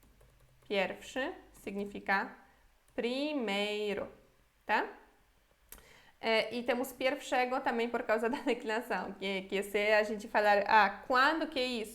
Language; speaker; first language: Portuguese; non-native, fluent; Polish